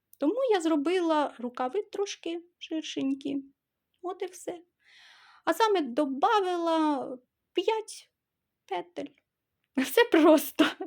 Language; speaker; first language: Ukrainian; non-native, local second language; Russian